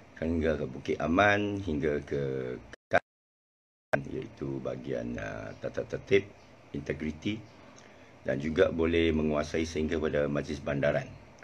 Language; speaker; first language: Malay; non-native, local second language; Chinese